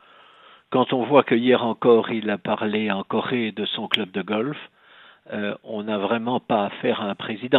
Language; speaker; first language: French; native; French